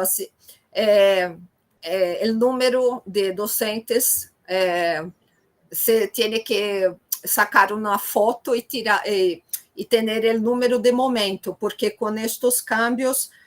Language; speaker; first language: Spanish; non-native, fluent; Portuguese